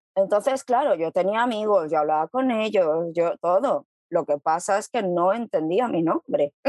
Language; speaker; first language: Spanish; early bilingual, other home language; Korean